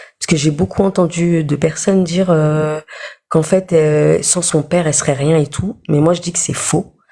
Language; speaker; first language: French; early bilingual, other home language; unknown